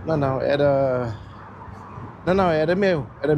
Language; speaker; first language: Portuguese; early bilingual, heritage; German